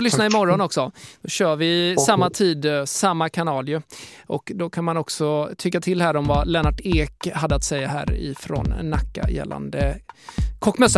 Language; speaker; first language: Swedish; native; Swedish